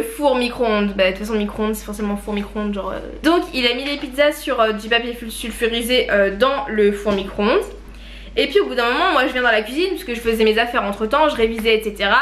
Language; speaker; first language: French; native; French